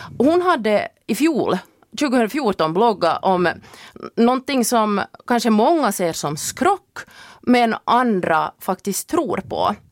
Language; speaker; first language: Swedish; native; Swedish